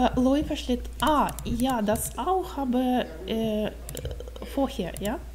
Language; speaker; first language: German; non-native, learner; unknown